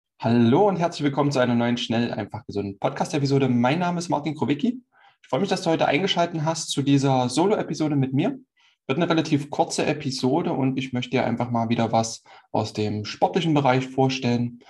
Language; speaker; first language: German; native; German